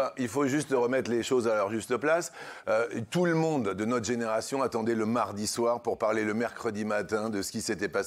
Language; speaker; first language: French; native; French